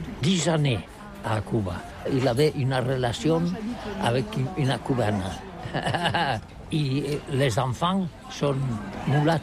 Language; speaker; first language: French; non-native, learner; Catalan